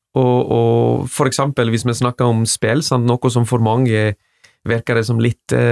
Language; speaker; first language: Norwegian; non-native, fluent; Spanish